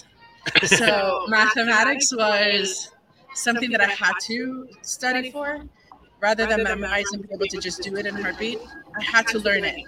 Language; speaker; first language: English; non-native, fluent; Spanish